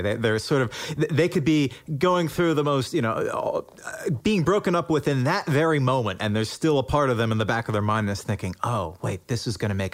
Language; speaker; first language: English; native; English